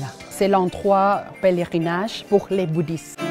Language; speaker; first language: French; non-native, learner; Thai